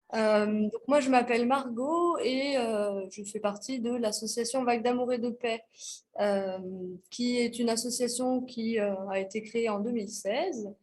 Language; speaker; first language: French; native; French